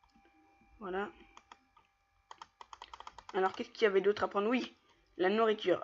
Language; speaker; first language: French; native; French